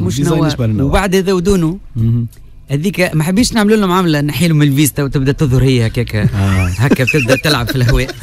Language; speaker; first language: Arabic; native; Arabic